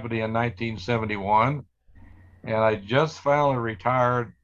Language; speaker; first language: English; native; English